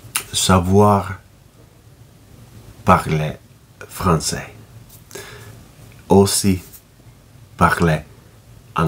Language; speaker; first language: French; non-native, learner; Finnish